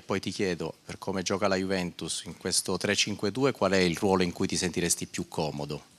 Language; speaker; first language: Italian; native; Italian